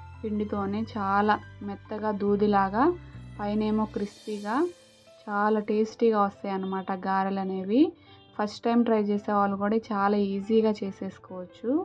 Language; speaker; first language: Telugu; native; Telugu